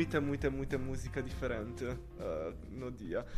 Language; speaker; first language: Portuguese; non-native, learner; Italian